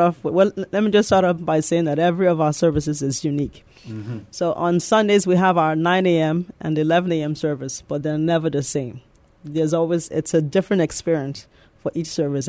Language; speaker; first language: English; native; English